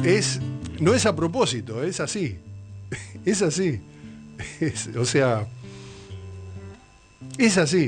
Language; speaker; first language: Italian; non-native, learner; Spanish